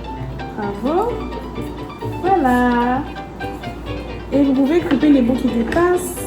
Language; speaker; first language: French; native; French